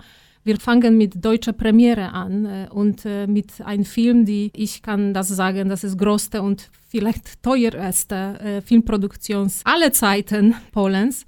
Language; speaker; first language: German; non-native, fluent; Polish